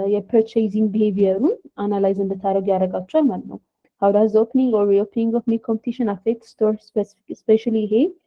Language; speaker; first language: English; non-native, fluent; Amharic